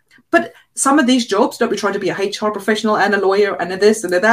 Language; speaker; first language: English; non-native, local second language; Afrikaans